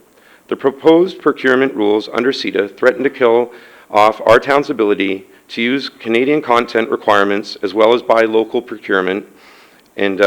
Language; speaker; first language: English; native; English